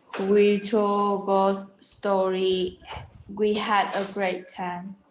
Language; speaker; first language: English; non-native, learner; Vietnamese